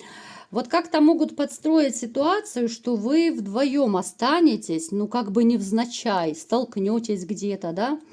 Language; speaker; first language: Russian; native; Russian